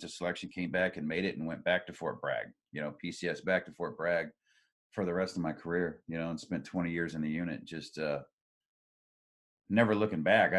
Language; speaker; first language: English; native; English